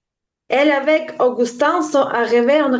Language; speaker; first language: French; non-native, learner; Ukrainian